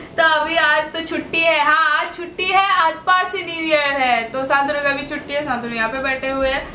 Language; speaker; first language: Hindi; non-native, local second language; Bangla